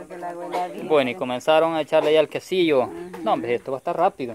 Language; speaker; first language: Spanish; native; Spanish